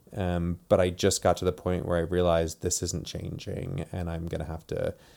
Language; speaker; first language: English; native; English